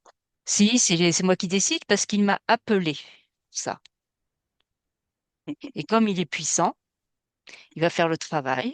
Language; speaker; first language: French; native; French